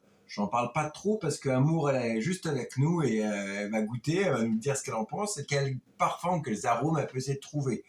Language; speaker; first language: French; native; French